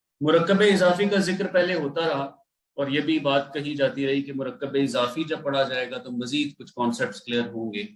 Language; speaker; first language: Urdu; native; Urdu